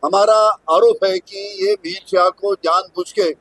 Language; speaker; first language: Hindi; non-native, local second language; Marathi